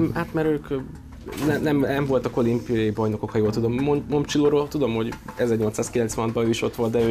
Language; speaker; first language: Hungarian; native; Hungarian